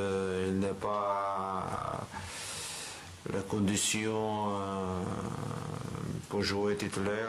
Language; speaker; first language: French; non-native, learner; Portuguese